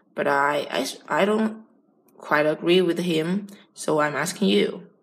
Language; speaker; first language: English; non-native, learner; Chinese